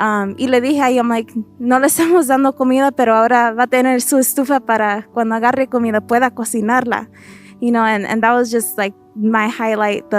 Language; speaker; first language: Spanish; early bilingual, heritage; Spanish